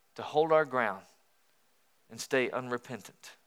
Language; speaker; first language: English; native; English